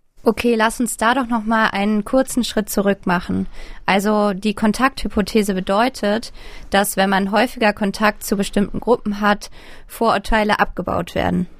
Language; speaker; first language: German; native; German